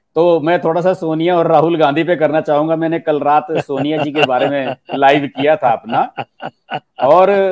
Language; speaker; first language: Hindi; native; Hindi